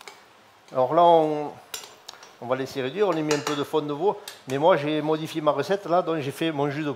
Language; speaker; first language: French; native; French